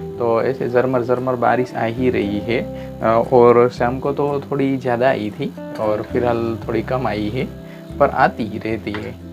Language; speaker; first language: Hindi; non-native, local second language; Gujarati